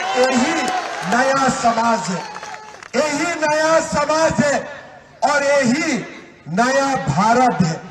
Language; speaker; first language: Hindi; non-native, local second language; Assamese